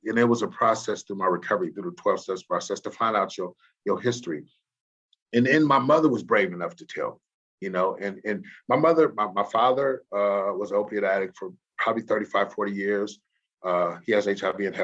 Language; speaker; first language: English; native; English